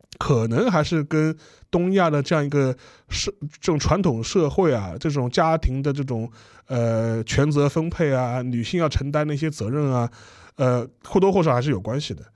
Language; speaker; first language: Chinese; native; Chinese